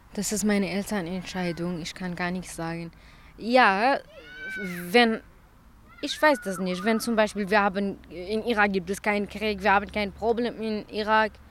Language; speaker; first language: German; non-native, learner; Central Kurdish